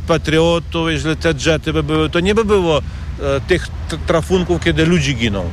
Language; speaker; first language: Polish; non-native, learner; Ukrainian